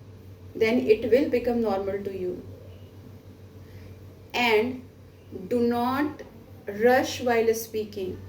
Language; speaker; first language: English; non-native, local second language; Hindi